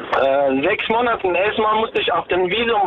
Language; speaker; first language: German; early bilingual, other home language; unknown